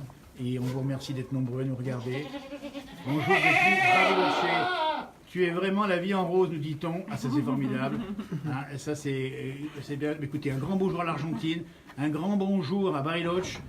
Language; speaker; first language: French; native; French